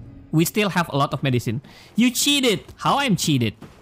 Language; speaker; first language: English; non-native, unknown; Indonesian